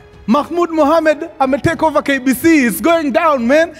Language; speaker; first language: English; non-native, local second language; Swahili